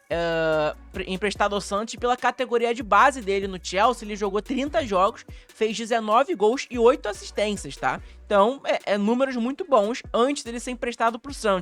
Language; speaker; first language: Portuguese; native; Portuguese